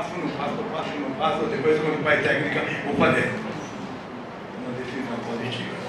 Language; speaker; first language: Portuguese; non-native, fluent; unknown